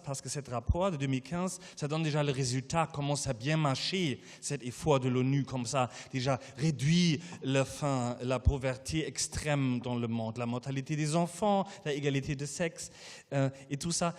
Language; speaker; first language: French; non-native, fluent; German